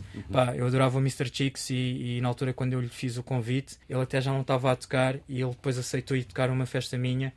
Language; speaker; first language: Portuguese; early bilingual, other home language; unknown